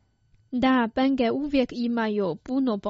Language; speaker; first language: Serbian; non-native, fluent; Chinese